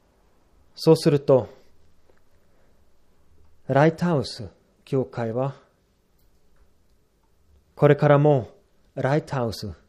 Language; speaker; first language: Japanese; non-native, fluent; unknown